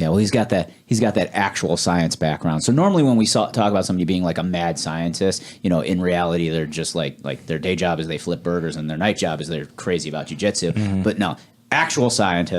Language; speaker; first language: English; native; English